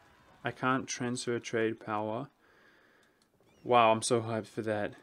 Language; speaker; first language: English; native; English